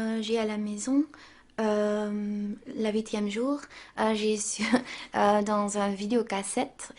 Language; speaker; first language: French; non-native, local second language; Dutch